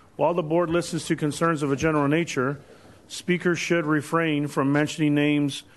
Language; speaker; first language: English; native; English